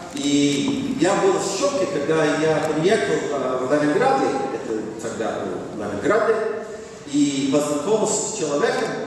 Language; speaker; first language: Russian; non-native, fluent; English